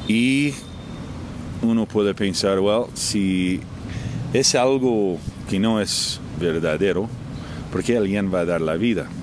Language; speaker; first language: Spanish; non-native, fluent; English